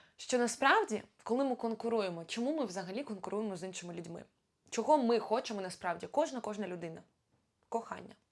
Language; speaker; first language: Ukrainian; non-native, local second language; Russian